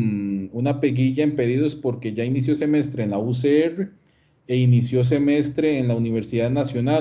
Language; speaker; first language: Spanish; native; Spanish